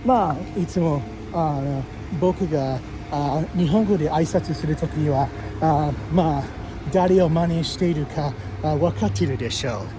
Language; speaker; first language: Japanese; non-native, learner; English